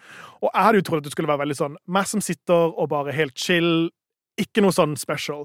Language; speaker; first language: Norwegian; native; Norwegian